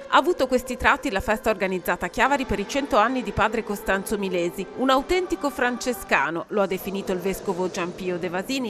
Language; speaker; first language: Italian; native; Italian